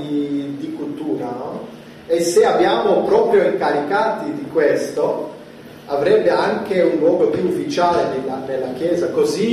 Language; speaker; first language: Italian; non-native, fluent; German